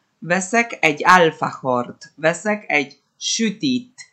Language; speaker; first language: Hungarian; early bilingual, heritage; Spanish